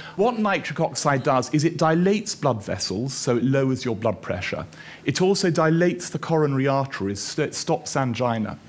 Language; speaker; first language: English; native; English